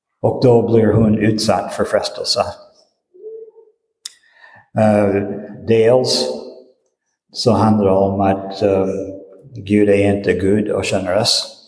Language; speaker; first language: Swedish; non-native, fluent; English